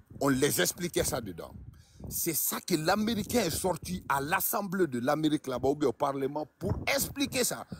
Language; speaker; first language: French; non-native, local second language; Mandingo